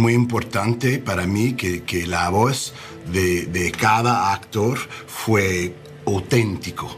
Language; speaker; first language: Spanish; non-native, learner; English